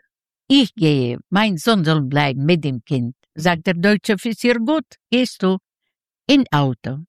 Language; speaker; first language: German; non-native, learner; Yiddish